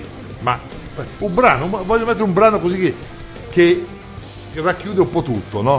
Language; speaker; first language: Italian; native; Italian